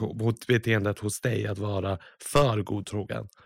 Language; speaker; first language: Swedish; native; Swedish